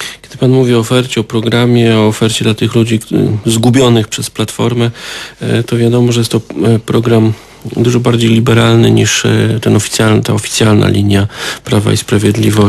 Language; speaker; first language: Polish; native; Polish